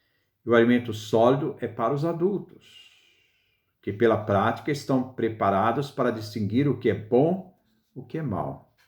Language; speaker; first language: Portuguese; native; Portuguese